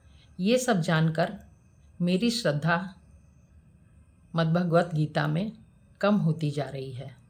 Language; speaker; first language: Hindi; native; Hindi